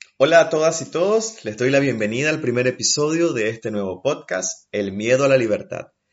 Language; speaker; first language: Spanish; native; Spanish